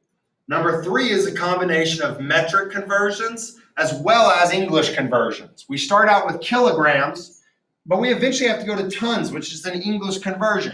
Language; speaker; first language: English; native; English